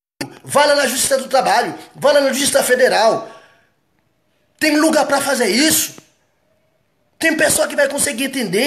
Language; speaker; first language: Portuguese; non-native, fluent; Haitian Creole